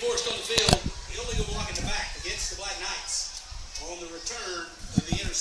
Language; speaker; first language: English; native; English